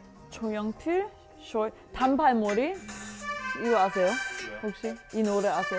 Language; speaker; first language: Korean; non-native, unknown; German